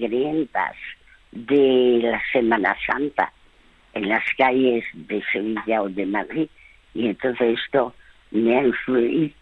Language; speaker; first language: Spanish; early bilingual, other home language; French